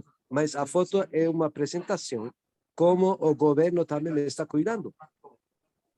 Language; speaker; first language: Portuguese; non-native, learner; Turkish